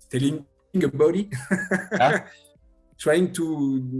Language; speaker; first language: English; non-native, learner; French